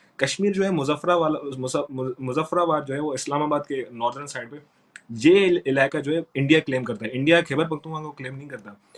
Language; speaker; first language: Urdu; non-native, local second language; Sindhi